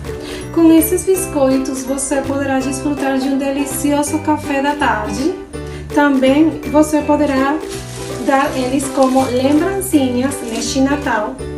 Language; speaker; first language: Portuguese; non-native, fluent; Spanish